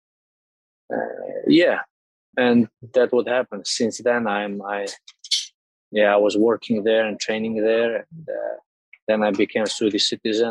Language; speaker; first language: English; non-native, fluent; Russian